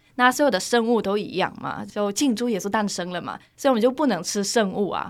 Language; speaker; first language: Chinese; non-native, fluent; Polish